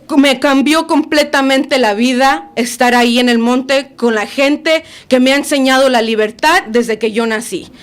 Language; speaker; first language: Spanish; early bilingual, other home language; English